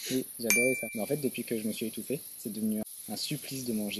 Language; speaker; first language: French; native; French